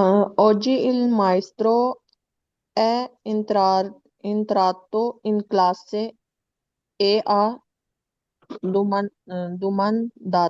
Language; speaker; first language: Italian; non-native, learner; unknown